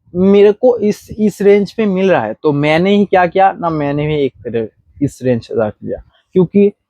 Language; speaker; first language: Hindi; non-native, local second language; Bangla